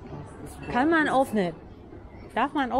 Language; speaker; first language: German; non-native, learner; Thai